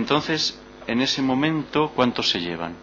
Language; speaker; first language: Spanish; native; Spanish